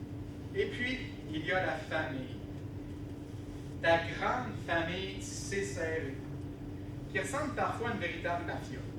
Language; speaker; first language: French; native; French